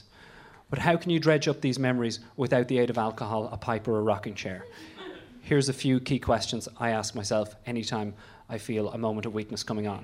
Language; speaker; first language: English; native; English